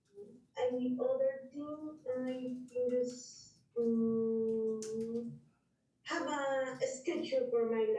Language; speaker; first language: English; non-native, learner; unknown